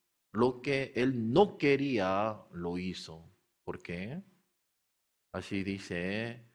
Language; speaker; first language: Spanish; non-native, learner; Korean